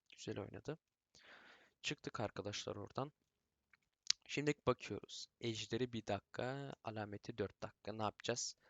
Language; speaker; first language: Turkish; early bilingual, heritage; Turkish